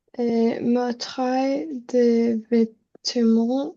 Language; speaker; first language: French; non-native, learner; Spanish